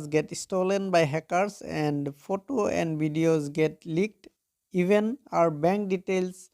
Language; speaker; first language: English; non-native, local second language; Assamese